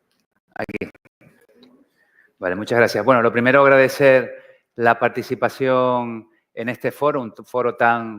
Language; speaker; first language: Spanish; native; Spanish